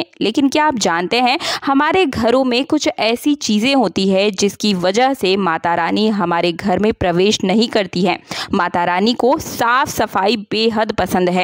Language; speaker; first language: Hindi; native; Hindi